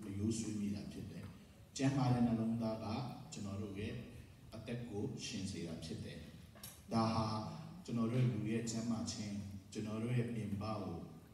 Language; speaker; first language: Burmese; non-native, local second language; Tedim Chin